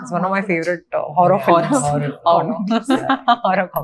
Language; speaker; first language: Telugu; non-native, local second language; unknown